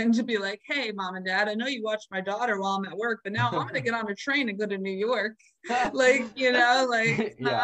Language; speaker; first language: English; native; English